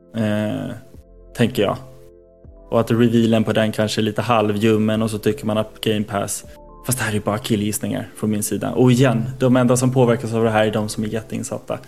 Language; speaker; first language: Swedish; native; Swedish